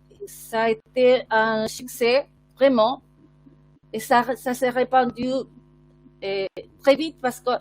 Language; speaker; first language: French; non-native, fluent; Spanish